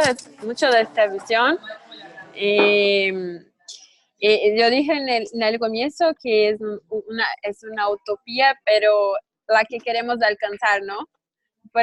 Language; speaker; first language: Spanish; non-native, learner; Portuguese